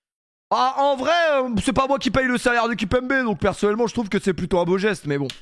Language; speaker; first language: French; native; French